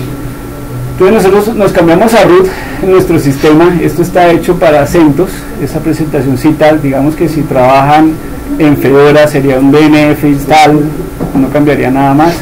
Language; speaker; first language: Spanish; native; Spanish